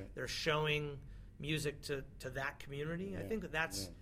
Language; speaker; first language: English; native; English